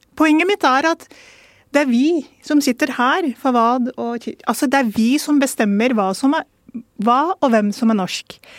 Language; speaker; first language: Norwegian; early bilingual, other home language; Urdu